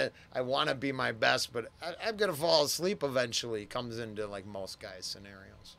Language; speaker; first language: English; native; English